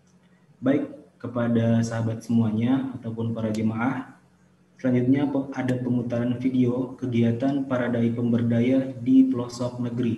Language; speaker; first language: Indonesian; native; Indonesian